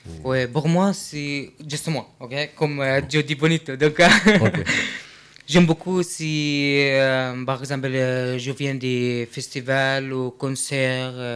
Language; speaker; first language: French; non-native, learner; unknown